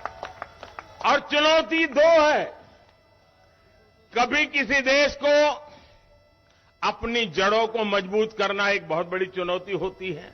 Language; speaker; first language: Hindi; non-native, local second language; Gujarati